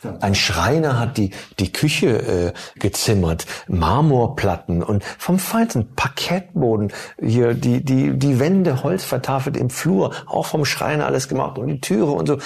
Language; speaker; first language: German; early bilingual, other home language; Turkish